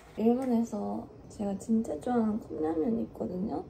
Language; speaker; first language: Korean; non-native, fluent; Japanese